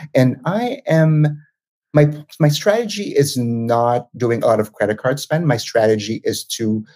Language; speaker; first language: English; non-native, local second language; Filipino